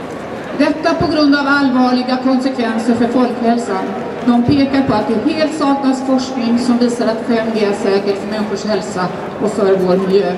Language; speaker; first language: Swedish; native; Swedish